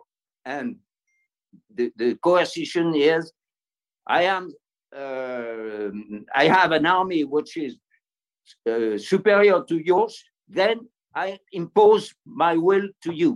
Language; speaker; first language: English; non-native, fluent; French